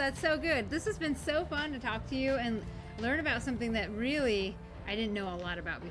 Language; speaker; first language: English; native; English